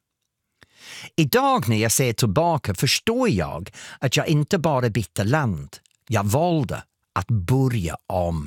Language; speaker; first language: Swedish; non-native, fluent; English